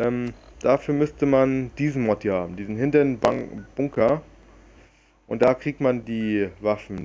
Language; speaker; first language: German; native; German